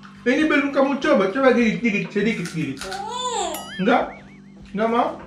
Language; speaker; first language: Indonesian; native; Indonesian